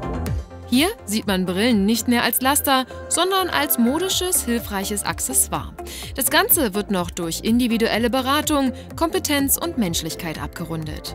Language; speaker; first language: German; native; German